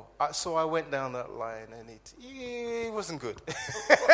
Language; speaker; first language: English; native; English